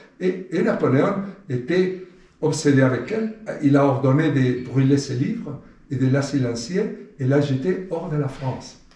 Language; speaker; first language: French; non-native, fluent; Spanish